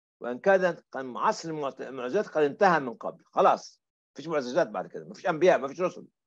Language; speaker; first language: Arabic; native; Arabic